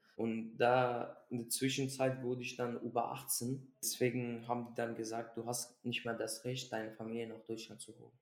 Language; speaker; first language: German; early bilingual, other home language; Persian